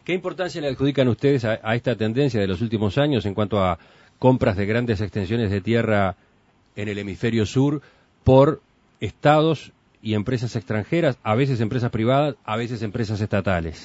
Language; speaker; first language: Spanish; native; Spanish